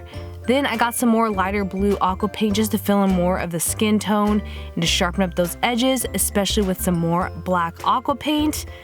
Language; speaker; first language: English; native; English